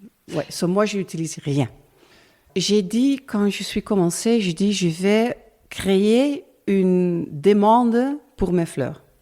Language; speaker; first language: French; non-native, learner; Dutch